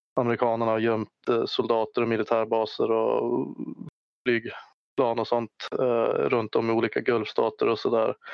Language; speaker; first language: Swedish; native; Swedish